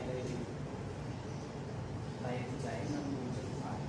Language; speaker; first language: Vietnamese; non-native, learner; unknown